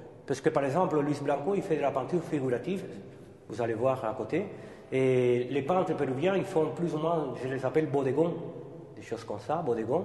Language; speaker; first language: French; non-native, fluent; Spanish